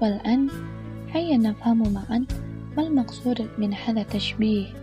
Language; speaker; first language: Arabic; non-native, learner; Indonesian